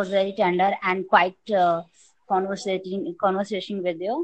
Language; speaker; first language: English; non-native, local second language; Hindi